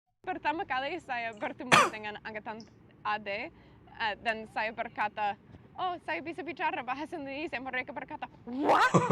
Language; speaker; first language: Indonesian; non-native, learner; English